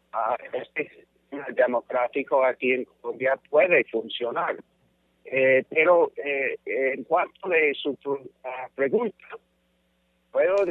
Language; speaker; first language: Spanish; non-native, fluent; English